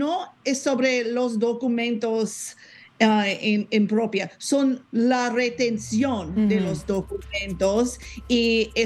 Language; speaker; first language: Spanish; non-native, learner; English